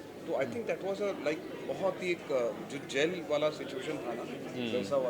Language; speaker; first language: Hindi; native; Hindi